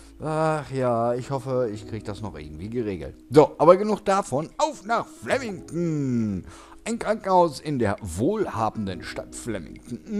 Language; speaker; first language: German; native; German